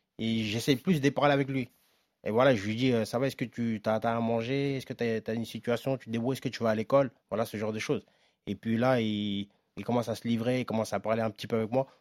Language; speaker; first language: French; native; French